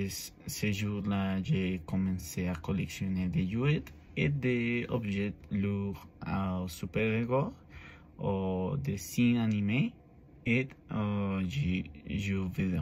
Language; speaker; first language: French; non-native, learner; Spanish